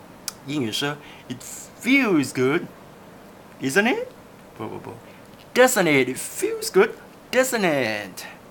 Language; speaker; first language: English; non-native, local second language; Chinese